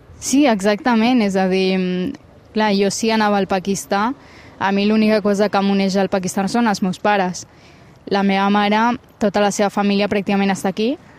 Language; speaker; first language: Catalan; early bilingual, other home language; Punjabi